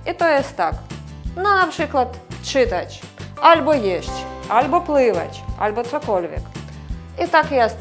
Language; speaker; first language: Polish; non-native, fluent; Russian